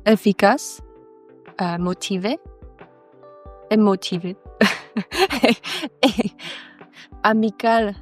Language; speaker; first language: French; non-native, learner; Chinese